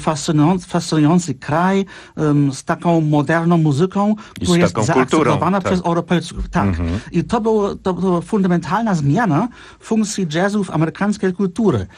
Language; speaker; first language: Polish; non-native, fluent; Czech